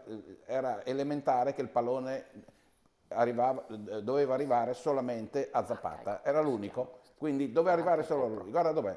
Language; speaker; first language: Italian; native; Italian